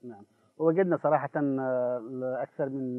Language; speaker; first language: Arabic; native; Arabic